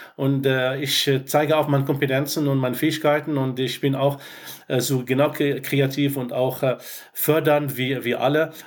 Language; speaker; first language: German; non-native, fluent; Arabic